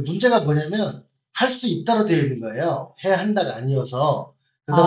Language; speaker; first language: Korean; native; Korean